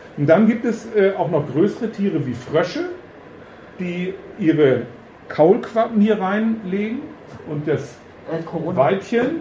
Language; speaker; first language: German; native; German